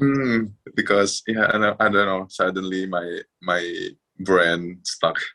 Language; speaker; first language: English; non-native, fluent; Indonesian